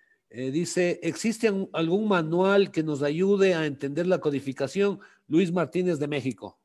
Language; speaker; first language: Spanish; native; Spanish